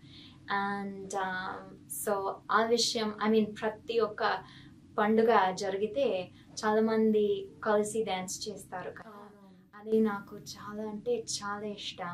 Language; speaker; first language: Telugu; non-native, fluent; English